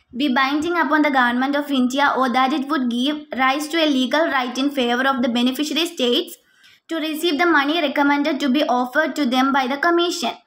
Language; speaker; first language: English; non-native, local second language; Malayalam